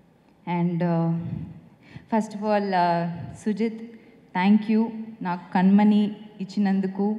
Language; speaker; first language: Telugu; non-native, fluent; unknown